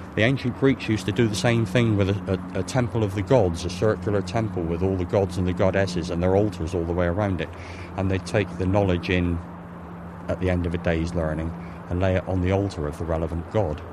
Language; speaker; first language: English; native; English